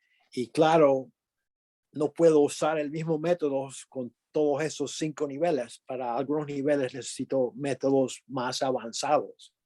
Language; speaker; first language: Spanish; early bilingual, other home language; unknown